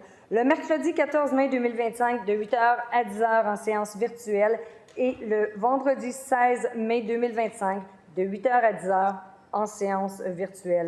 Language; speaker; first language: French; native; French